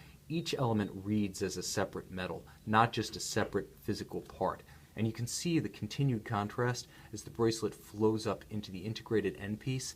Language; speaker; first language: English; native; English